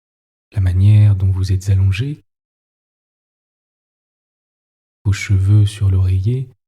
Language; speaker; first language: French; native; French